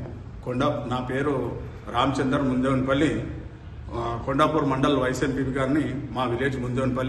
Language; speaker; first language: Telugu; native; Telugu